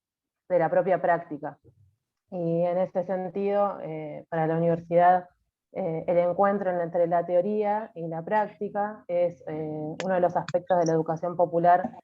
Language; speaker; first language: Spanish; native; Spanish